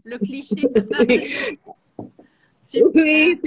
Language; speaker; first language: French; non-native, fluent; Portuguese